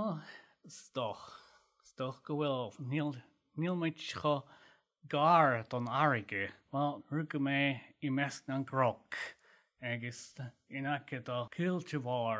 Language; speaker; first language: Irish; non-native, learner; German